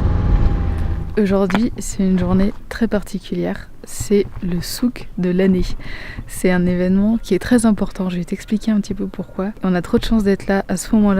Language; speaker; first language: French; native; French